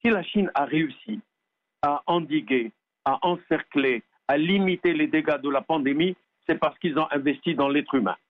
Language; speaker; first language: French; non-native, local second language; Arabic